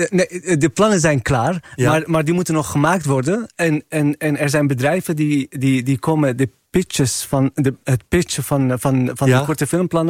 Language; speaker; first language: Dutch; non-native, fluent; Arabic